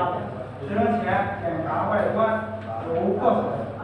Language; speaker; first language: Chinese; native; Chinese